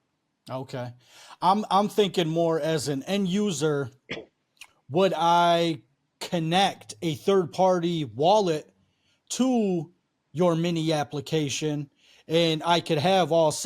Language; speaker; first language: English; native; English